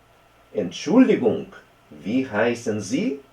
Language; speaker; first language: German; non-native, fluent; Portuguese